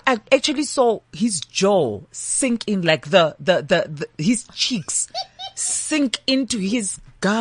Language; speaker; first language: English; non-native, local second language; Northern Sotho